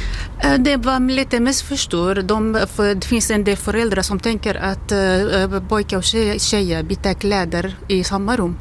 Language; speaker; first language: Swedish; non-native, learner; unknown